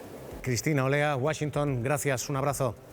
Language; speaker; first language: Spanish; native; Spanish